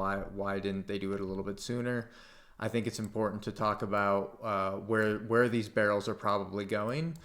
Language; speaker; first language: English; native; English